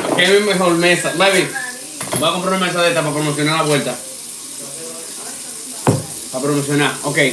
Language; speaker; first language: Spanish; early bilingual, other home language; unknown